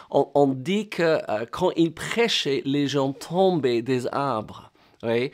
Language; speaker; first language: French; non-native, fluent; English